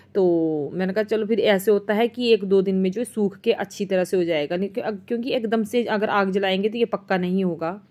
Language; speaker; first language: Hindi; non-native, local second language; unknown